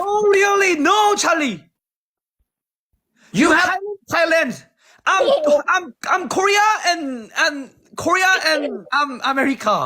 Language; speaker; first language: English; non-native, learner; Korean